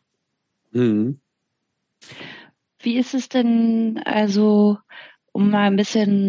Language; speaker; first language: German; native; German